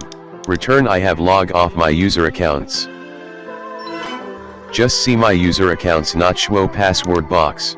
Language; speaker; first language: English; non-native, learner; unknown